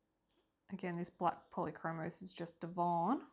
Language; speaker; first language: English; native; English